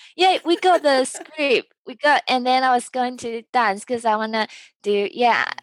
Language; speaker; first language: English; early bilingual, other home language; Chinese